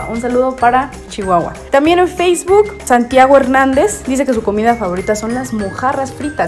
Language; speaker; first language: Spanish; native; Spanish